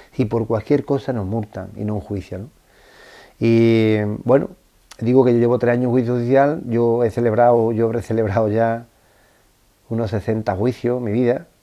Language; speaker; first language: Spanish; native; Spanish